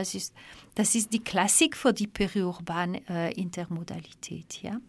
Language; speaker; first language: German; non-native, learner; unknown